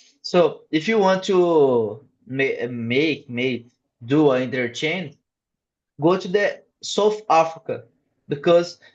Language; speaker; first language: English; non-native, learner; Portuguese